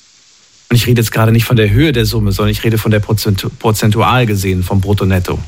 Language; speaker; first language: German; native; German